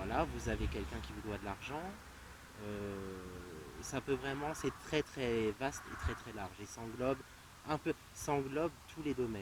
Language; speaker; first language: French; native; French